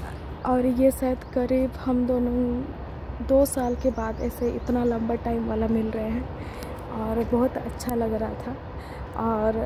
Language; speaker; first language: Hindi; non-native, local second language; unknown